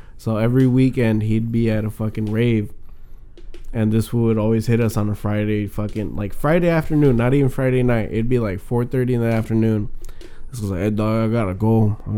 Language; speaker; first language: English; early bilingual, other home language; Spanish